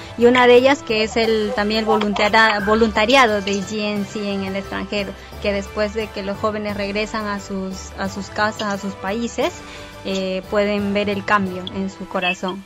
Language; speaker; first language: Spanish; native; Spanish